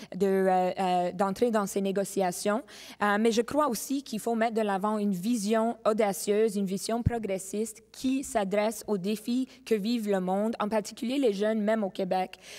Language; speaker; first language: French; non-native, local second language; English